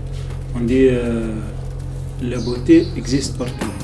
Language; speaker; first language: French; non-native, local second language; Arabic